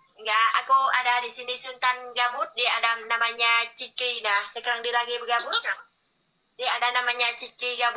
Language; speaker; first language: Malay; non-native, learner; Vietnamese